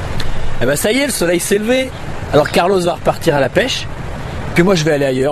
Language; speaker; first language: French; native; French